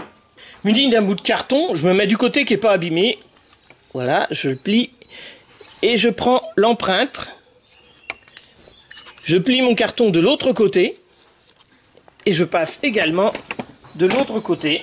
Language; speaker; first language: French; native; French